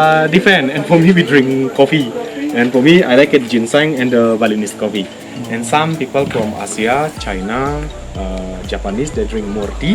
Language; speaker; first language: English; non-native, learner; Indonesian